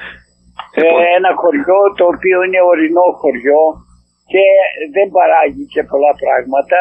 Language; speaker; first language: Greek; native; Greek